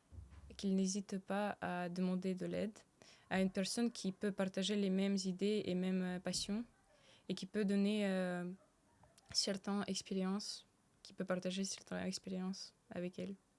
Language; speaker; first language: French; early bilingual, other home language; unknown